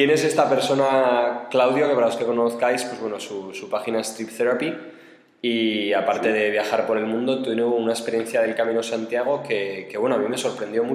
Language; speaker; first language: Spanish; native; Spanish